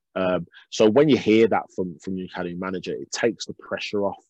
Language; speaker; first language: English; native; English